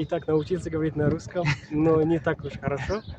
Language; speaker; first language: Russian; non-native, learner; Kazakh